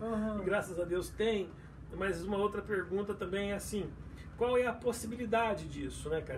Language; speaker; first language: Portuguese; native; Portuguese